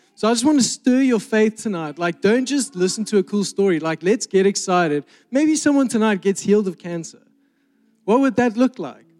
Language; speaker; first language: English; native; English